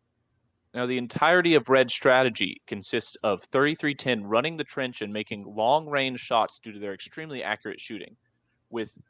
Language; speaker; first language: English; native; English